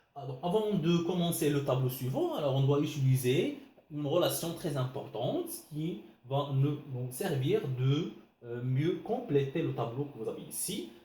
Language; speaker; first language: French; non-native, local second language; Arabic